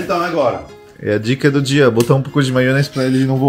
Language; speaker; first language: Portuguese; non-native, fluent; French